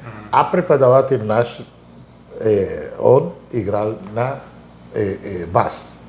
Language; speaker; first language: Russian; non-native, fluent; Spanish